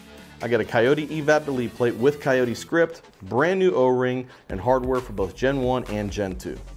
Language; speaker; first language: English; native; English